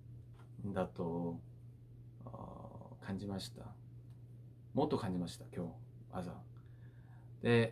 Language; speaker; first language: Japanese; non-native, learner; Korean